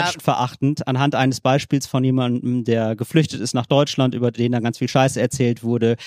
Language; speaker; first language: German; native; German